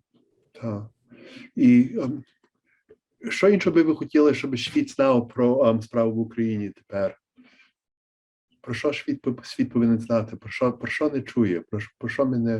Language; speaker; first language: Ukrainian; early bilingual, heritage; Ukrainian